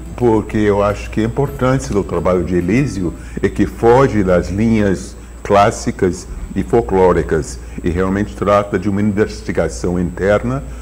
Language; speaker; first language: Portuguese; non-native, fluent; English